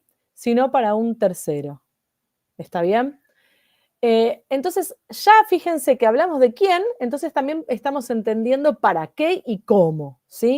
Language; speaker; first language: Spanish; native; Spanish